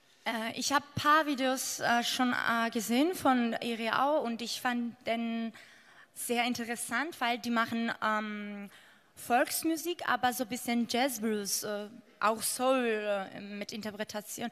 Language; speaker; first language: German; non-native, fluent; Georgian